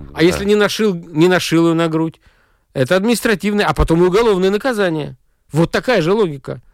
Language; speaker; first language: Russian; native; Russian